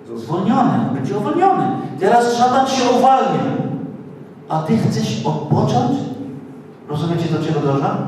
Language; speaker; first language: Polish; non-native, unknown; Arabic